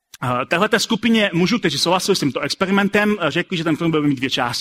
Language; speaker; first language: Czech; native; Czech